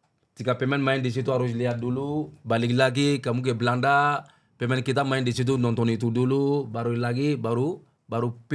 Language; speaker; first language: Indonesian; non-native, learner; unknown